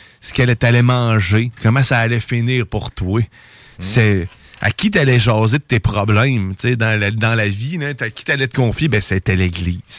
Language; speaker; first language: French; native; French